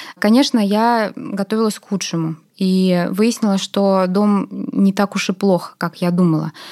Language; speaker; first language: Russian; native; Russian